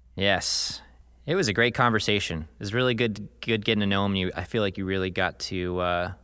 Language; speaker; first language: English; native; English